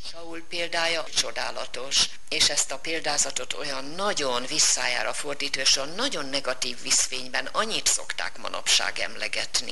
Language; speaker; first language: Hungarian; native; Hungarian